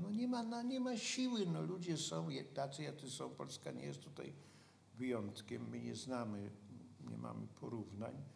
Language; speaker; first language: Polish; native; Polish